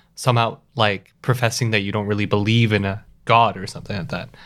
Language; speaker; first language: English; native; English